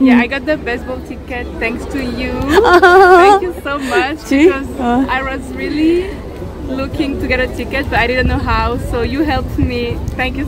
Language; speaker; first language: English; non-native, fluent; French